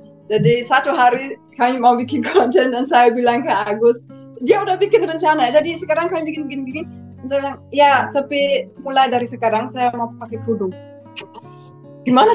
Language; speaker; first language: Indonesian; non-native, fluent; German